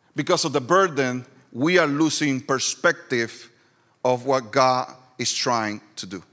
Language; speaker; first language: English; non-native, fluent; Spanish